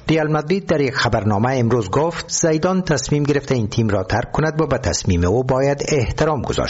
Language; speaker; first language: Persian; native; Persian